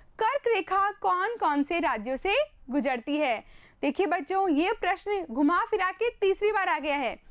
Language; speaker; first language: Hindi; native; Hindi